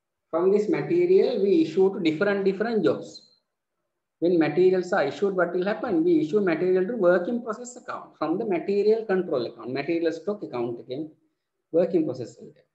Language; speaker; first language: English; non-native, local second language; Sinhala